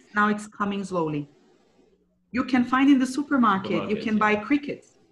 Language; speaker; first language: English; non-native, fluent; Portuguese